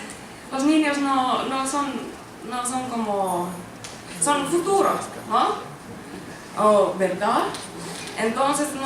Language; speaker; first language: Spanish; non-native, learner; Finnish